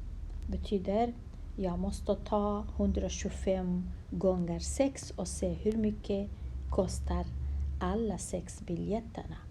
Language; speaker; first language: Swedish; non-native, fluent; Kurdish